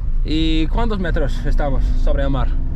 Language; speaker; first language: Spanish; non-native, fluent; English